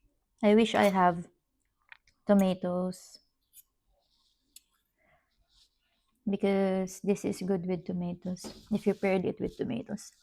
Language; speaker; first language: English; non-native, local second language; Filipino